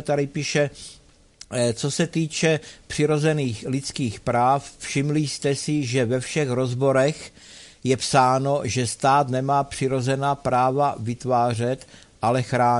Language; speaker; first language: Czech; native; Czech